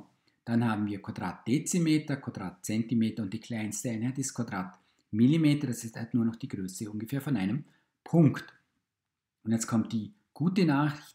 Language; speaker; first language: German; native; German